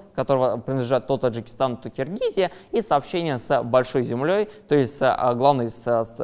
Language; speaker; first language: Russian; native; Russian